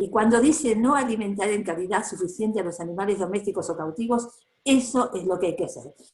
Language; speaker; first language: Spanish; native; Spanish